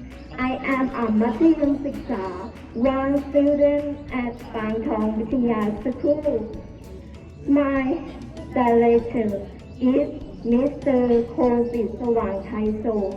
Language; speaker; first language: English; non-native, learner; Thai